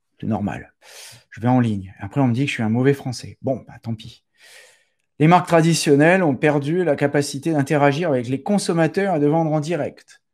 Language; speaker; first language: French; native; French